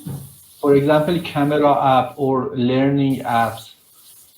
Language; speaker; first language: English; non-native, learner; Persian